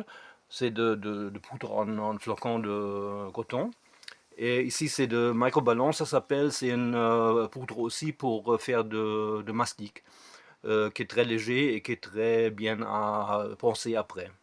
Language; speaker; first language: French; non-native, fluent; German